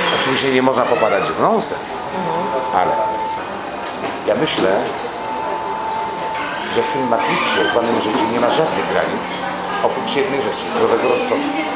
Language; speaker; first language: Polish; native; Polish